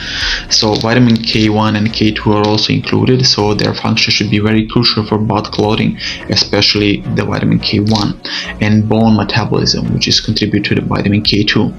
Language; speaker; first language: English; non-native, fluent; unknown